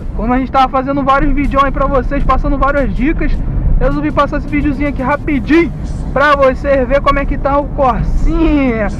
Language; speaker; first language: Portuguese; native; Portuguese